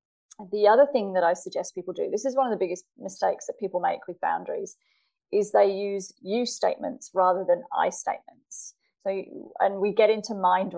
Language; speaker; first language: English; native; English